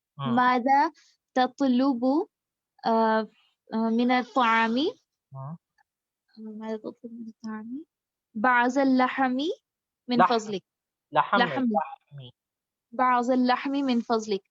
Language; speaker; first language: Arabic; non-native, learner; Urdu